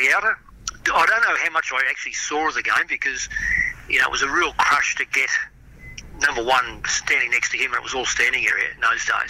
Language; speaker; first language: English; native; English